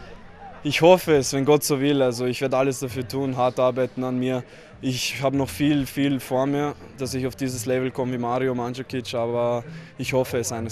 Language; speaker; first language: German; early bilingual, other home language; Croatian